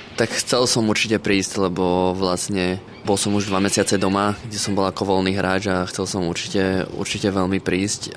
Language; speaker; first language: Slovak; native; Slovak